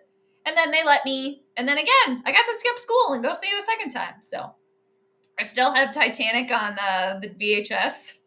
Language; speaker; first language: English; native; English